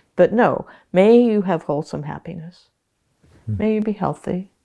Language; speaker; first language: English; native; English